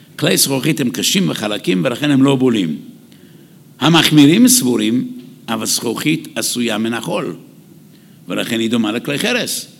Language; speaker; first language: Hebrew; non-native, fluent; English